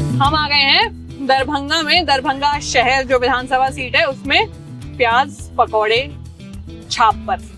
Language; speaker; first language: Hindi; native; Hindi